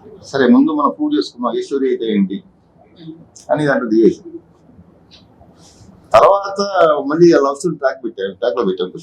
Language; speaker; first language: Telugu; native; Telugu